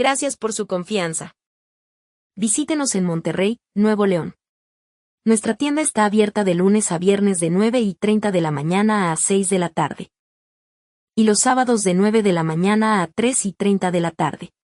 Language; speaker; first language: Spanish; native; Spanish